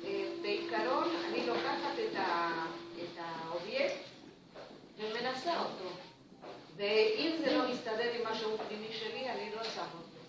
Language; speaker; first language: Hebrew; non-native, fluent; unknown